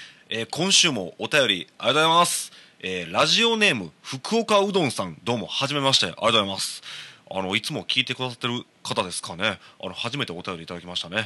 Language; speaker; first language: Japanese; native; Japanese